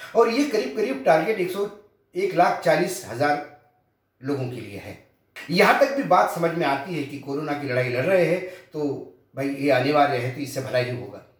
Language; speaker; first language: Hindi; non-native, local second language; Marathi